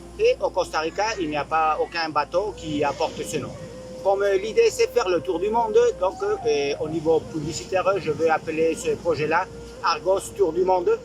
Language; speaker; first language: French; non-native, fluent; Spanish